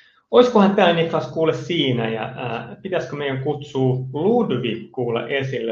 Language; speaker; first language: Finnish; native; Finnish